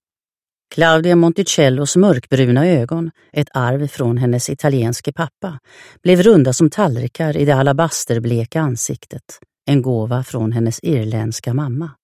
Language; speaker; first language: Swedish; native; Swedish